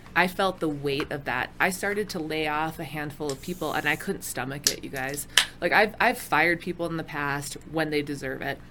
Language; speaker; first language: English; native; English